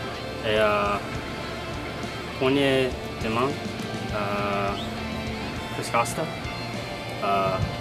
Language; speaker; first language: French; non-native, learner; English